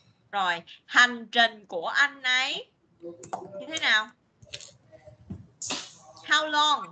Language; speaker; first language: Vietnamese; native; Vietnamese